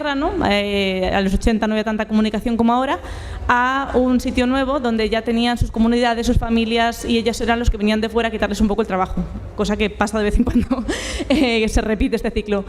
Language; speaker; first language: Spanish; native; Spanish